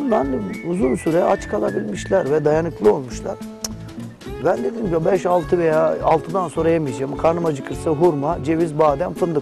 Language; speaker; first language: Turkish; native; Turkish